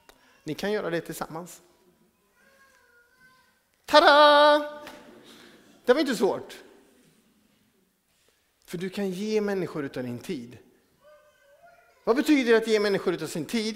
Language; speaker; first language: Swedish; native; Swedish